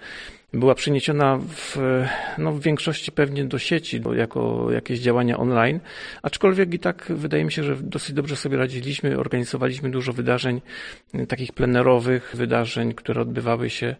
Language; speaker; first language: Polish; native; Polish